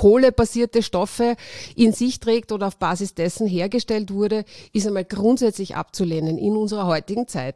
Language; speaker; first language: German; native; German